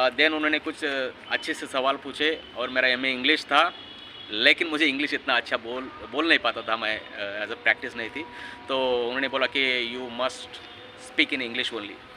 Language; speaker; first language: Hindi; non-native, local second language; Marathi